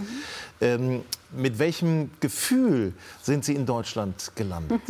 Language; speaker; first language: German; native; German